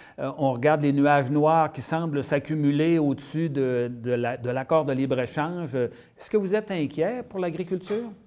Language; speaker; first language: French; native; French